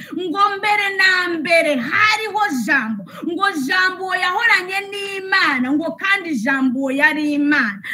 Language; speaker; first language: Kinyarwanda; early bilingual, heritage; Kinyarwanda